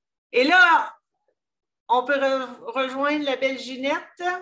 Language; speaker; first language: French; native; French